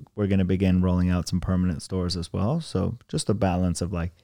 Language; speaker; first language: English; early bilingual, other home language; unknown